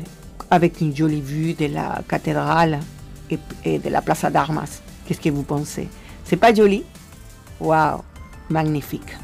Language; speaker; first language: French; non-native, fluent; Spanish